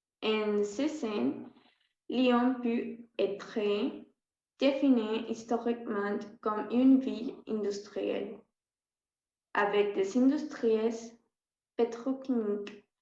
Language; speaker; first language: French; non-native, learner; Spanish